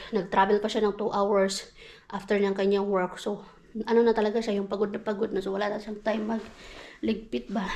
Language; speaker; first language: Filipino; native; Filipino